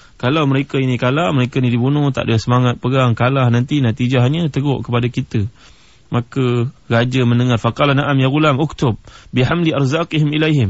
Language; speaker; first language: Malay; native; Malay